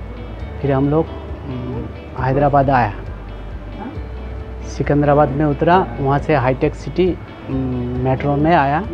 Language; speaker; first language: Hindi; non-native, local second language; Bangla